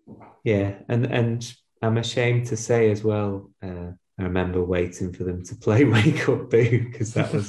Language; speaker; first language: English; native; English